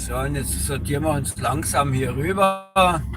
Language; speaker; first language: German; native; German